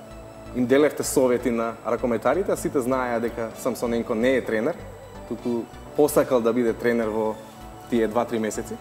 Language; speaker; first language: Macedonian; native; Macedonian